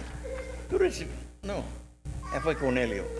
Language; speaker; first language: Spanish; non-native, learner; English